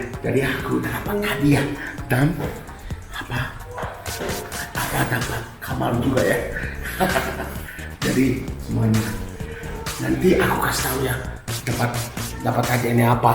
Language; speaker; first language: Indonesian; non-native, fluent; Japanese